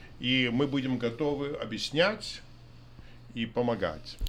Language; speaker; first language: Russian; non-native, fluent; English